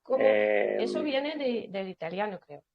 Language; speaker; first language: Spanish; non-native, fluent; Russian